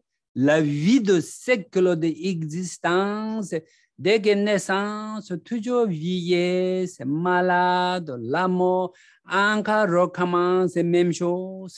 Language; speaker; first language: French; non-native, learner; Tibetan